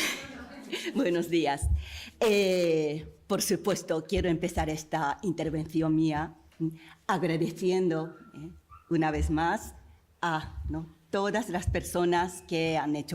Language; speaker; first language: Spanish; non-native, fluent; Japanese